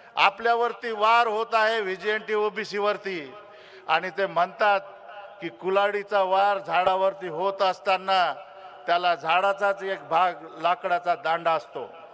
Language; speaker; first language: Marathi; non-native, local second language; Lambadi